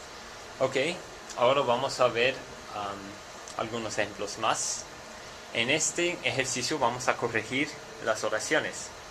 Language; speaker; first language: Spanish; non-native, fluent; English